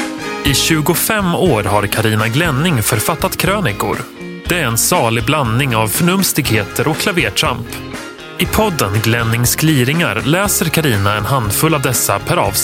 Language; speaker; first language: Swedish; native; Swedish